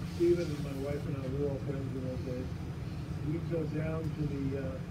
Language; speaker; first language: English; native; English